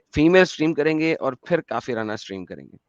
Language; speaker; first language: Hindi; native; Hindi